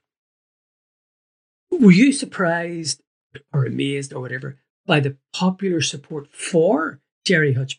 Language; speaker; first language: English; native; English